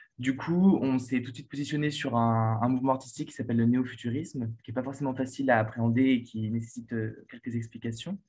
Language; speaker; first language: French; native; French